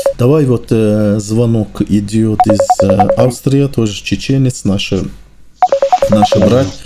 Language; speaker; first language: Russian; non-native, learner; Azerbaijani